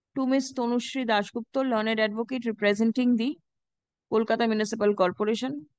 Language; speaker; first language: English; non-native, local second language; Bangla